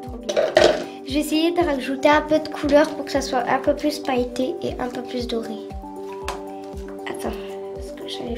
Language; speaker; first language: French; native; French